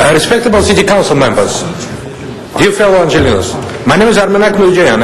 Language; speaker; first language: English; non-native, learner; Russian